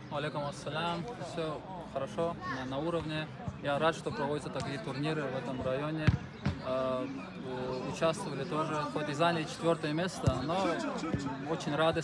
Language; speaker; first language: Russian; non-native, local second language; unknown